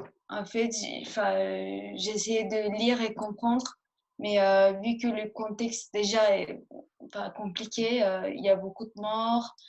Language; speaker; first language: French; early bilingual, other home language; Turkish